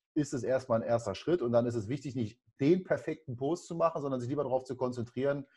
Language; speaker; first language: German; native; German